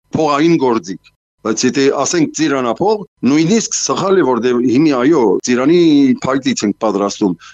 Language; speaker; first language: Armenian; early bilingual, heritage; Armenian